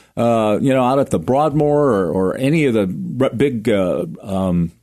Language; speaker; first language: English; native; English